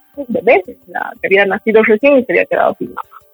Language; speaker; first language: Spanish; native; Spanish